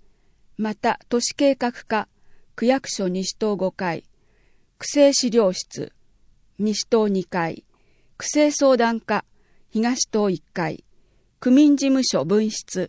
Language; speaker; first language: Japanese; native; Japanese